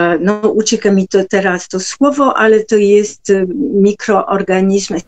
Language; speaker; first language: Polish; non-native, fluent; French